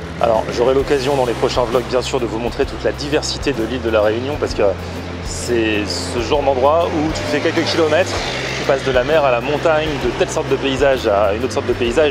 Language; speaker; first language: French; native; French